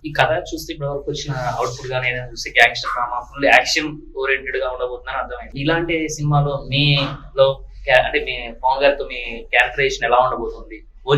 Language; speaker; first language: Telugu; native; Telugu